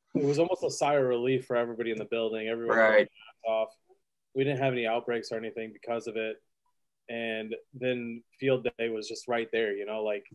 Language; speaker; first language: English; native; English